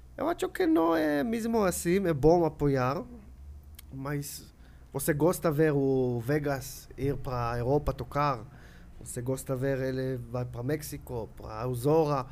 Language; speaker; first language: Portuguese; non-native, learner; Hebrew